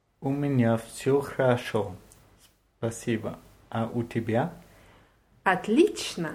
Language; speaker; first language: Russian; non-native, learner; German